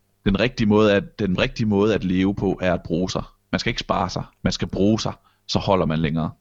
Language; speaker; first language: Danish; native; Danish